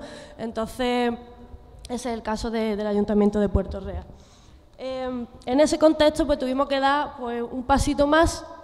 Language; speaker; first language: Spanish; native; Spanish